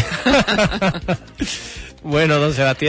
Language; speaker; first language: Spanish; native; Spanish